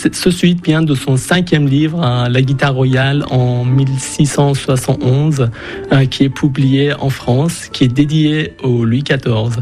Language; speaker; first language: French; non-native, fluent; Persian